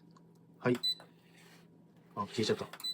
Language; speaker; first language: Japanese; native; Japanese